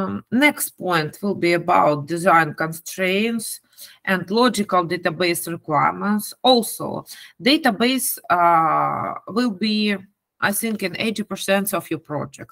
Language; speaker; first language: English; non-native, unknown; Ukrainian